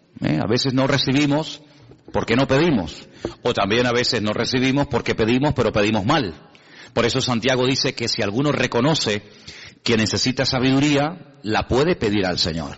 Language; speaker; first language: Spanish; native; Spanish